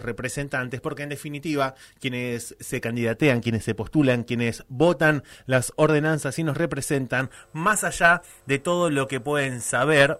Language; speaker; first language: Spanish; native; Spanish